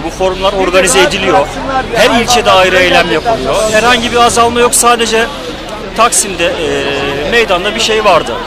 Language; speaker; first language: Turkish; native; Turkish